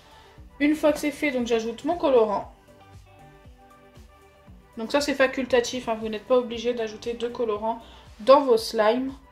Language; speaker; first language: French; native; French